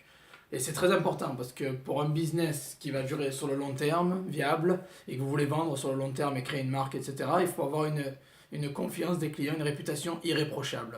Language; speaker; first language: French; native; French